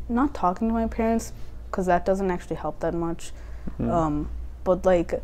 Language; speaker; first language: English; native; English